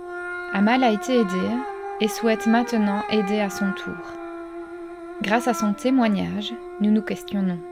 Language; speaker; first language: French; native; French